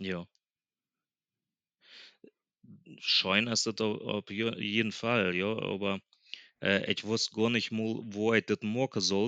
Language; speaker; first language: German; early bilingual, other home language; Plautdietsch